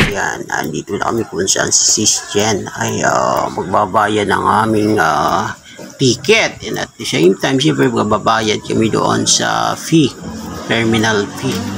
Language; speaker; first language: Filipino; non-native, local second language; Bikol